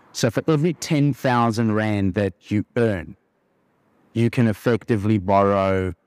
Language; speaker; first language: English; native; English